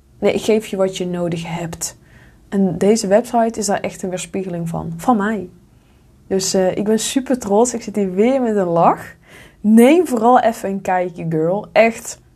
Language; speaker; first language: Dutch; native; Dutch